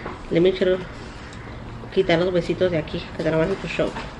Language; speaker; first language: Spanish; early bilingual, heritage; Spanish